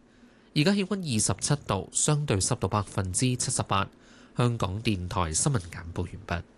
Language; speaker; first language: Chinese; non-native, local second language; Cantonese